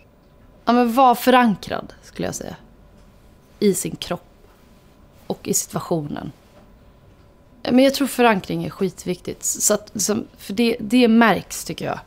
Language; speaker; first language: Swedish; native; Swedish